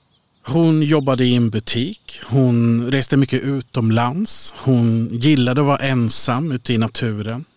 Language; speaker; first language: Swedish; native; Swedish